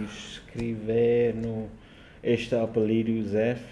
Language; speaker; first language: Portuguese; non-native, learner; Afrikaans